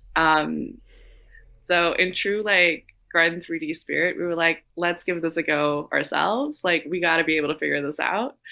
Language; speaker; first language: English; non-native, fluent; Danish